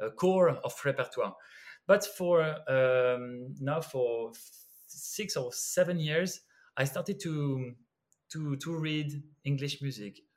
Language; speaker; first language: English; non-native, fluent; French